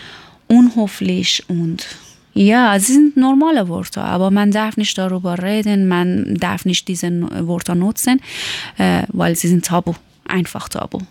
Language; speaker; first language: German; non-native, learner; Persian